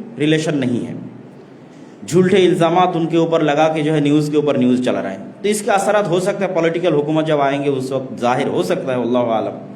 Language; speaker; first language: Urdu; non-native, fluent; Bangla